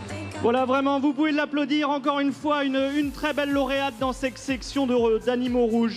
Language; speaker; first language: French; native; French